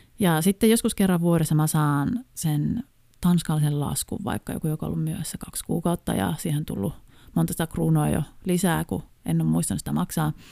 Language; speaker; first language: Finnish; native; Finnish